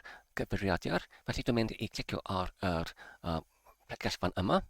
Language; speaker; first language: Welsh; non-native, learner; English